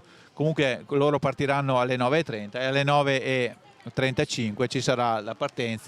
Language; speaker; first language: Italian; native; Italian